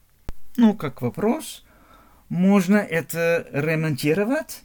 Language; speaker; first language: Russian; non-native, fluent; German